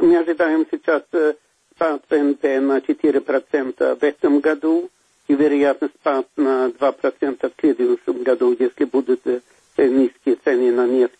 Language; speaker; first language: Russian; non-native, fluent; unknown